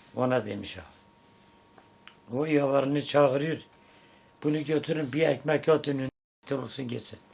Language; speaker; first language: Turkish; non-native, local second language; Zaza